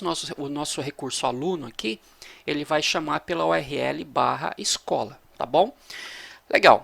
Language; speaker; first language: Portuguese; native; Portuguese